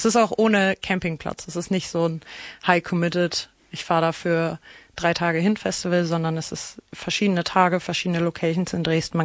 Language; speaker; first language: German; native; German